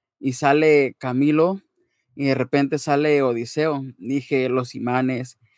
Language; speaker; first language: Spanish; native; Spanish